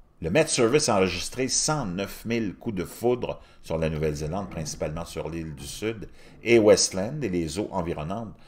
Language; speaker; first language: French; native; French